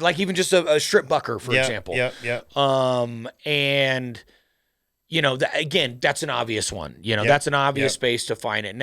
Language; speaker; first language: English; native; English